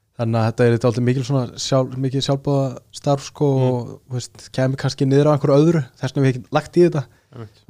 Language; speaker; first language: Icelandic; early bilingual, other home language; Portuguese